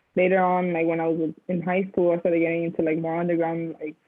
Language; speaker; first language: English; native; English